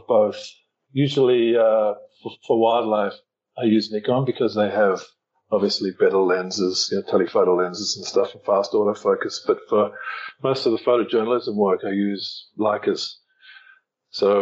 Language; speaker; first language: English; native; English